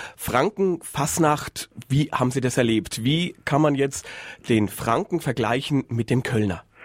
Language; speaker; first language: German; native; German